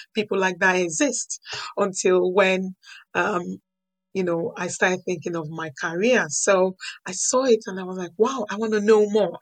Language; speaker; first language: English; non-native, local second language; Yoruba